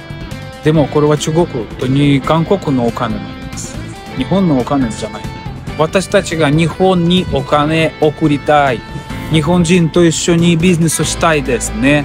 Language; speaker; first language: Japanese; non-native, learner; Russian